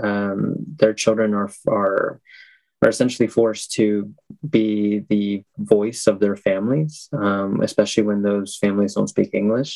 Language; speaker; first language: English; native; English